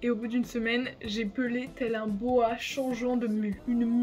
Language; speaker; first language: French; native; French